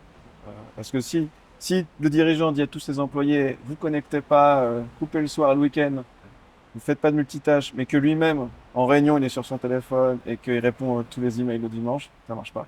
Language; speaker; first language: French; native; French